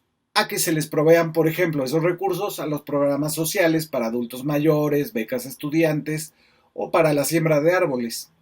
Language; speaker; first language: Spanish; native; Spanish